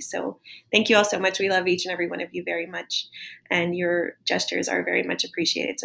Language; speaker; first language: English; native; English